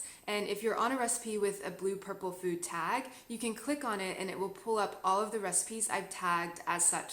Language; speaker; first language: English; native; English